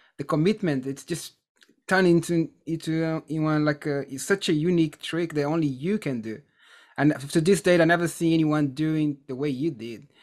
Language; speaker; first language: English; non-native, fluent; Portuguese